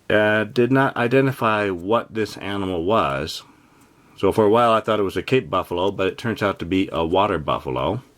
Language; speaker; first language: English; native; English